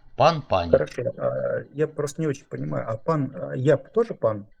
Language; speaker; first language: Russian; native; Russian